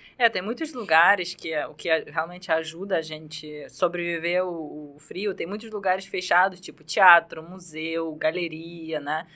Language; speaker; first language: Portuguese; non-native, fluent; Russian